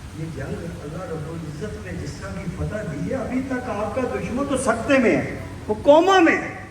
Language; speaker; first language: Urdu; non-native, local second language; Punjabi